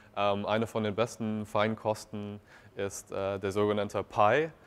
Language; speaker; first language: German; non-native, fluent; English